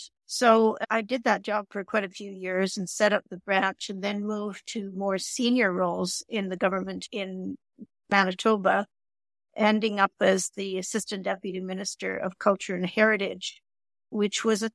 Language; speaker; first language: English; native; English